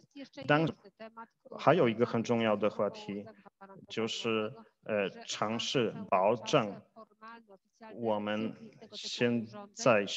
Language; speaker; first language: Chinese; non-native, fluent; Polish